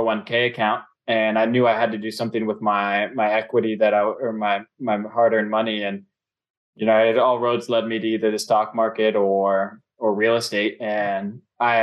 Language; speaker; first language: English; native; English